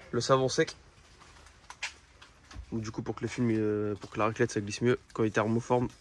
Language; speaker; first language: French; native; French